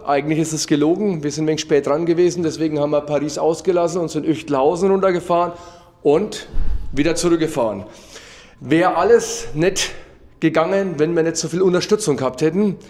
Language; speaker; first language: German; native; German